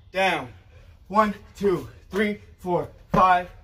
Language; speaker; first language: English; native; English